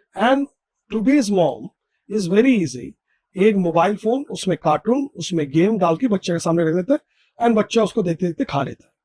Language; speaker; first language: Hindi; non-native, local second language; Bangla